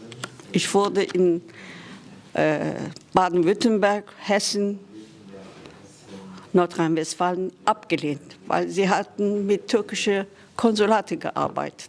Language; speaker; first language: German; non-native, fluent; Kurdish